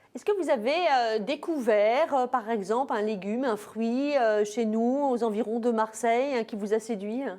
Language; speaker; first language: French; native; French